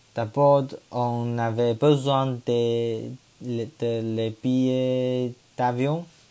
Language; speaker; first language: French; non-native, learner; Chinese